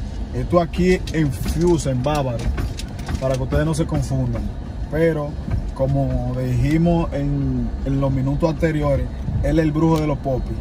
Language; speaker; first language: Spanish; native; Spanish